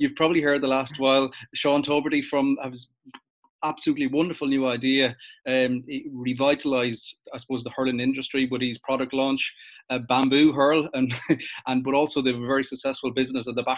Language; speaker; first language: English; native; English